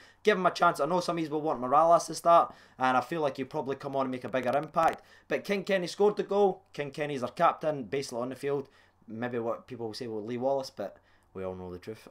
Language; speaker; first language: English; native; English